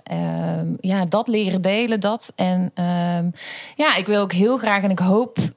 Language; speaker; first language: Dutch; native; Dutch